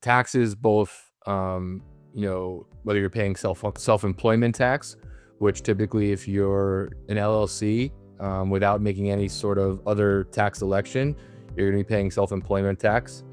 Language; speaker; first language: English; native; English